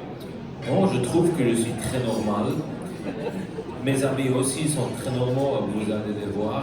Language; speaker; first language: French; non-native, local second language; German